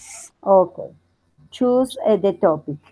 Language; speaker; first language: English; non-native, learner; Spanish